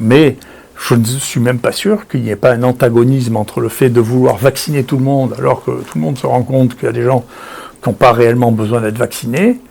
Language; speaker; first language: French; native; French